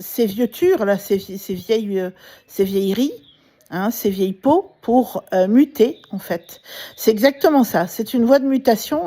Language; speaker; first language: French; native; French